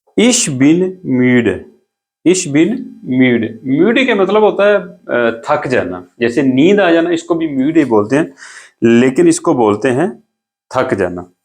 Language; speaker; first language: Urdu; non-native, local second language; Punjabi